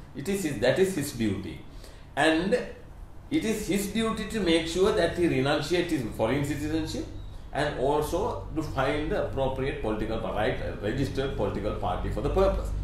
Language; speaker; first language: English; non-native, local second language; Sinhala